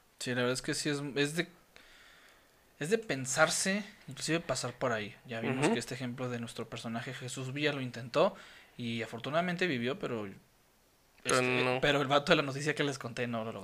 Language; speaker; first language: Spanish; native; Spanish